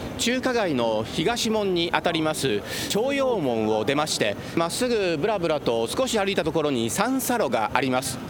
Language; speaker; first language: Japanese; native; Japanese